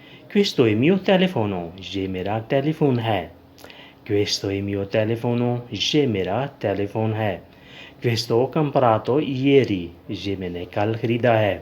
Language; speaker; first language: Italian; non-native, learner; Urdu